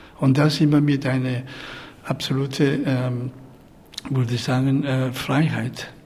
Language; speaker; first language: German; non-native, fluent; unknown